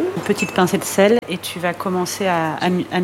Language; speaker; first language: French; native; French